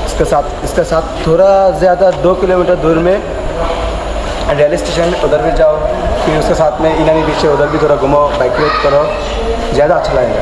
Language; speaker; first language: Hindi; non-native, learner; Bangla